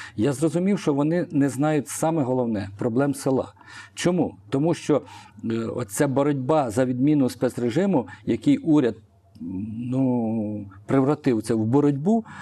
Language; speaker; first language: Ukrainian; non-native, local second language; Russian